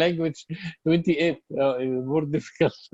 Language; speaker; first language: English; non-native, learner; Arabic